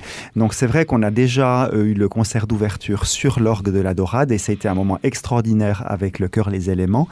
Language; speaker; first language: French; native; French